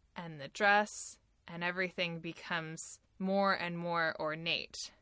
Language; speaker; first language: English; native; English